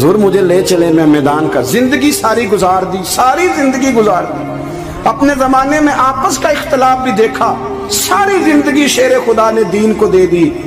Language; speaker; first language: Urdu; non-native, local second language; Punjabi